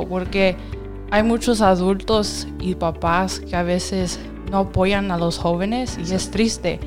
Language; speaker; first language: Spanish; early bilingual, heritage; Spanish